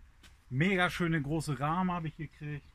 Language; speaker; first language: German; native; German